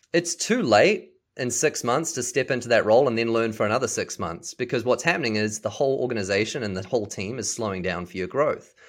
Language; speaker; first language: English; native; English